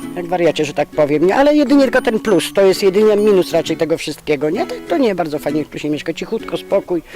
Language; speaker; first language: Polish; native; Polish